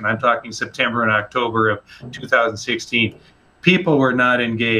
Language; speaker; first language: English; native; English